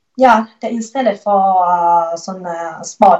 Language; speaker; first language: Swedish; non-native, learner; Thai